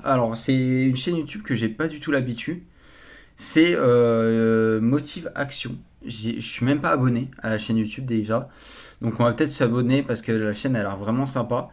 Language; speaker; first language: French; native; French